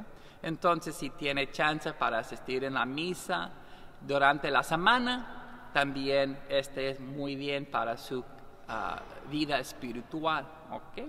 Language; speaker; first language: Spanish; non-native, learner; English